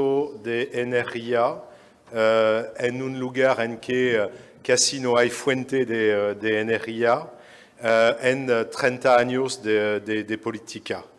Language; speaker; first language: Spanish; non-native, fluent; French